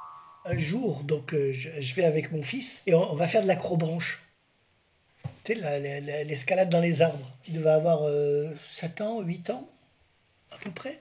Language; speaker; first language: French; native; French